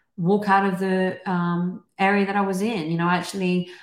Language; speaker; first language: English; native; English